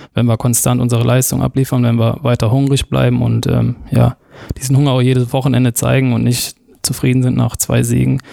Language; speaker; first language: German; native; German